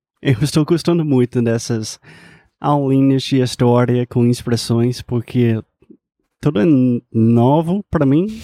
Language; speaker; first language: Portuguese; non-native, fluent; English